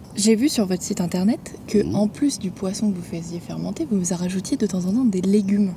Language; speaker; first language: French; native; French